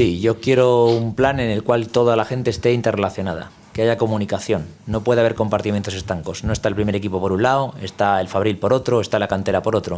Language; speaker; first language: Spanish; native; Spanish